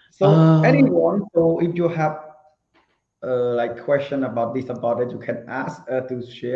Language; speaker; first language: English; non-native, learner; Khmer